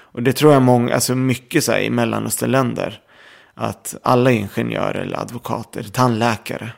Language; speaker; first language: Swedish; early bilingual, other home language; Arabic